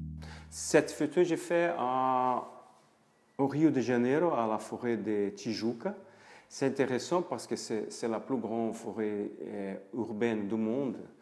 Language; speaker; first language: French; non-native, fluent; Portuguese